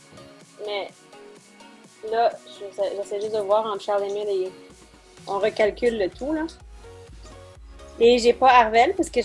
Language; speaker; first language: French; native; French